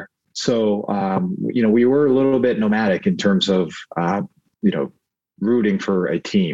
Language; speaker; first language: English; early bilingual, other home language; Korean